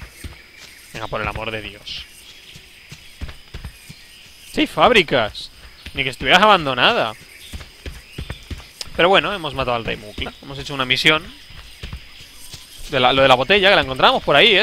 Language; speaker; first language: Spanish; native; Spanish